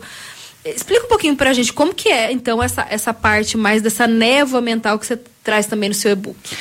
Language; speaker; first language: Portuguese; native; Portuguese